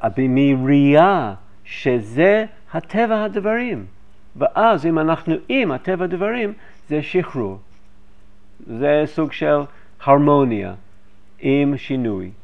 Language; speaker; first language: Hebrew; non-native, fluent; English